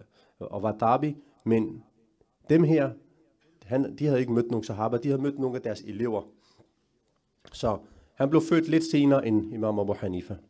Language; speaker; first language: Danish; early bilingual, other home language; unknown